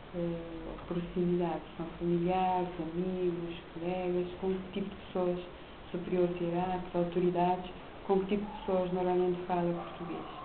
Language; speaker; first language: Portuguese; non-native, local second language; Kabuverdianu